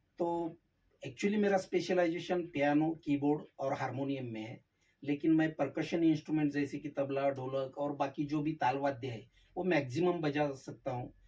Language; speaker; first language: Hindi; non-native, local second language; Marathi